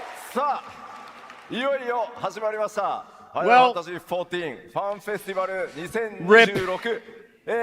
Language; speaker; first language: Japanese; native; Japanese